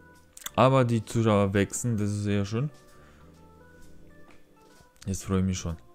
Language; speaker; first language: German; non-native, learner; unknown